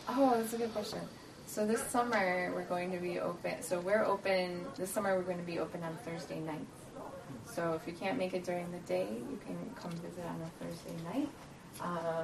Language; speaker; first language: English; early bilingual, other home language; Persian